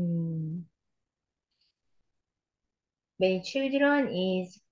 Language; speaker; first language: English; non-native, learner; Korean